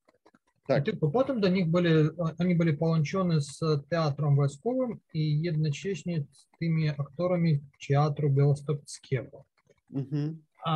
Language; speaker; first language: Polish; non-native, learner; Ukrainian